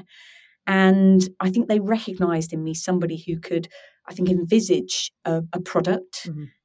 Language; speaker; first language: English; native; English